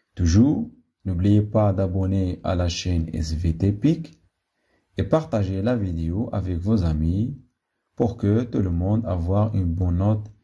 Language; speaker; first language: French; non-native, local second language; Arabic